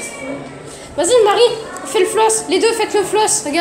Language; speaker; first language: French; native; French